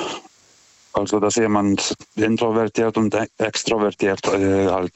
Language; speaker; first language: German; native; German